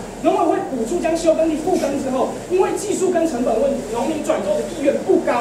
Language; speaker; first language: Chinese; native; Chinese